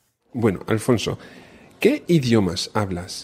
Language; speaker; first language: Spanish; non-native, fluent; English